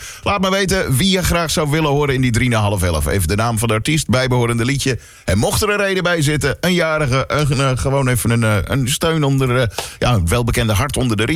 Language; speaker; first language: Dutch; native; Dutch